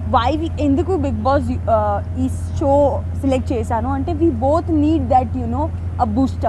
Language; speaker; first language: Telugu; non-native, local second language; Gujarati